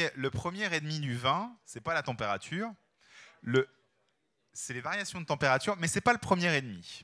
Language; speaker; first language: French; native; French